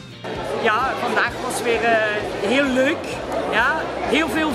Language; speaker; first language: Dutch; native; Dutch